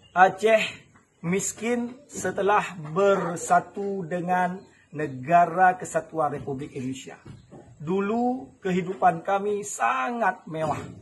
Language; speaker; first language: Malay; non-native, local second language; Achinese